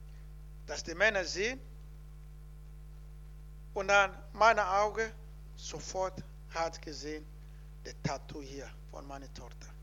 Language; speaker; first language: German; non-native, learner; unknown